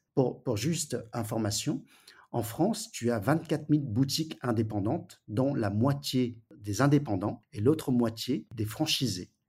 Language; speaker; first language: French; early bilingual, other home language; Wu Chinese